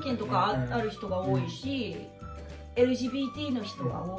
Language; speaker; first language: Japanese; non-native, fluent; English